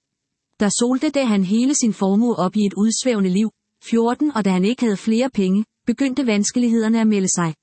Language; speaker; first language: Danish; native; Danish